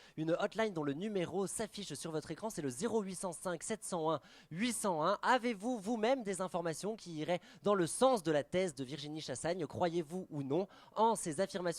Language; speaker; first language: French; native; French